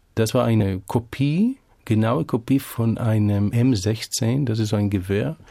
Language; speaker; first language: German; non-native, fluent; Hebrew